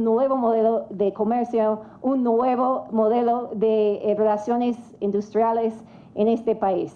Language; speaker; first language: Spanish; non-native, fluent; English